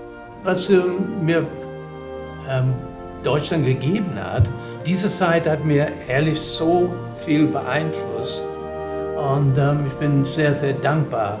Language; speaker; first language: German; non-native, fluent; English